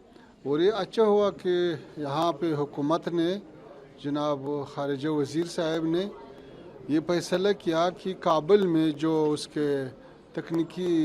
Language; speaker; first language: Hindi; non-native, learner; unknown